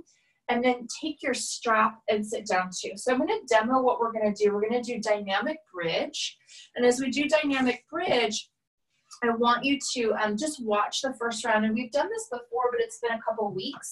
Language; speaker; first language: English; native; English